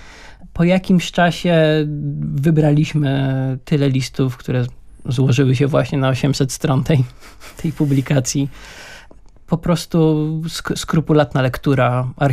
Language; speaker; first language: Polish; native; Polish